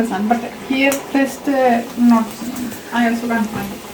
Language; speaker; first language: English; non-native, learner; Spanish